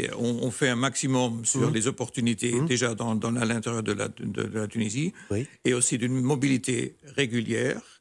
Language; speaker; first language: French; non-native, fluent; German